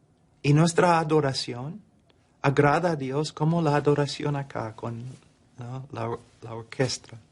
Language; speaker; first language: Spanish; non-native, fluent; English